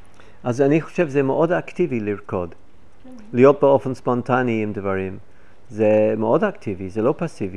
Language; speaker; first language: Hebrew; non-native, fluent; English